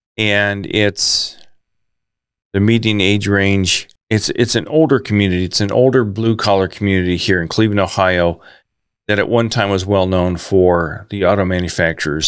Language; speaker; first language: English; native; English